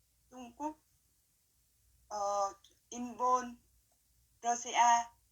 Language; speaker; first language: Korean; non-native, learner; Vietnamese